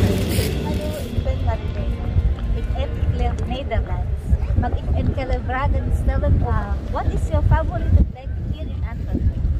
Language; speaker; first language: Dutch; non-native, learner; Filipino